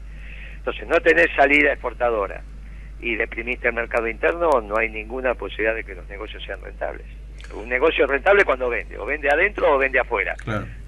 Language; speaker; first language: Spanish; native; Spanish